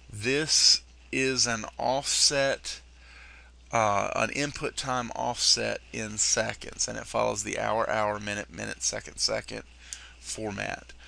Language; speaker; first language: English; native; English